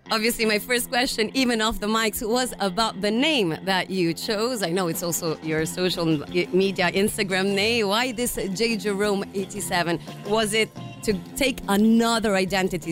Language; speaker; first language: English; non-native, fluent; Italian